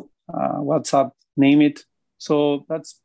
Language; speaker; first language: English; non-native, fluent; French